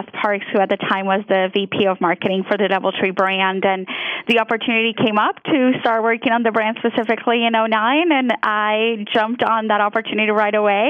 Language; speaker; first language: English; non-native, fluent; Spanish